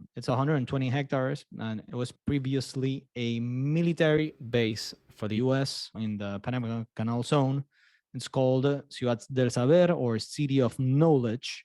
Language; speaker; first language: English; non-native, fluent; Spanish